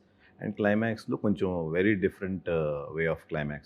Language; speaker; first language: Telugu; native; Telugu